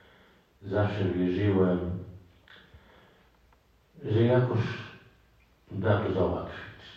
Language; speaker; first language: Polish; non-native, fluent; Arabic